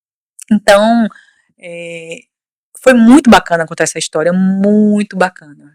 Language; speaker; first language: Portuguese; native; Portuguese